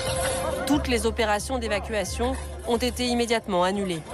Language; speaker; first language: French; native; French